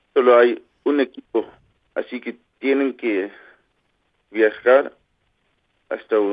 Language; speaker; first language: Spanish; non-native, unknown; Kalaallisut